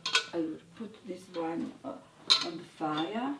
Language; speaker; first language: English; non-native, learner; Italian